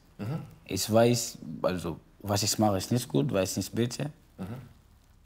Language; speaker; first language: German; non-native, fluent; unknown